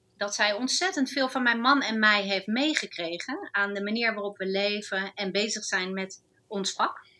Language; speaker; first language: Dutch; non-native, fluent; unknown